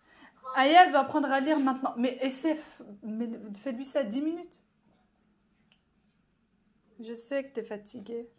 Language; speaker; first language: French; native; French